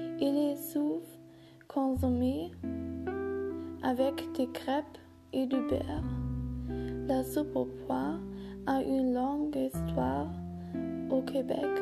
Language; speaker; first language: French; non-native, learner; German